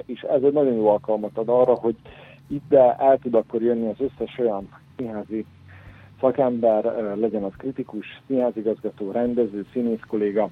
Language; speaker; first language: Hungarian; native; Hungarian